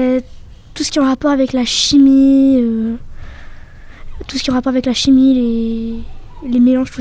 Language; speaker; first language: French; native; French